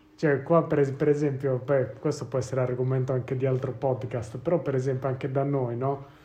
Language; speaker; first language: Italian; native; Italian